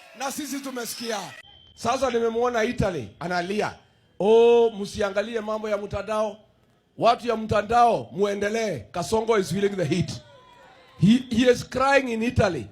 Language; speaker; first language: Swahili; non-native, local second language; Kikuyu